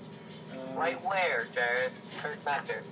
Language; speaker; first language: English; native; English